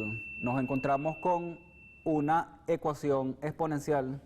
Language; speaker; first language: Spanish; native; Spanish